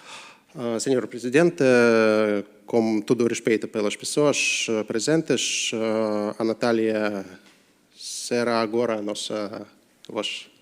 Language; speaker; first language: Portuguese; non-native, learner; Russian